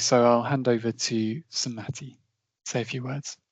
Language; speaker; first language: English; native; English